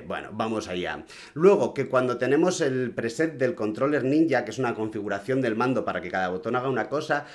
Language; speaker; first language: Spanish; native; Spanish